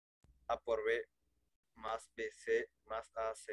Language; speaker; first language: Spanish; native; Spanish